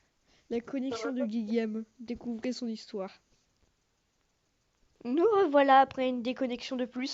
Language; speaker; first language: French; native; French